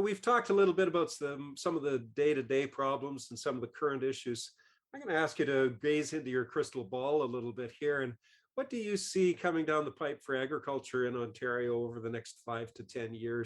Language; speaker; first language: English; native; English